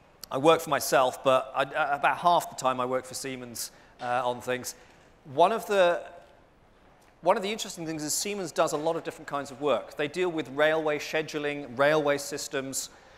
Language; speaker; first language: English; early bilingual, other home language; Portuguese